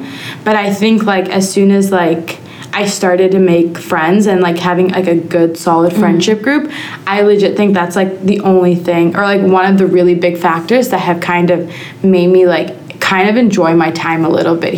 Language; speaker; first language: English; native; English